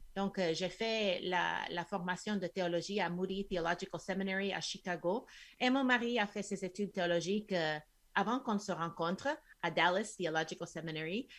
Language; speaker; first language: French; non-native, fluent; Spanish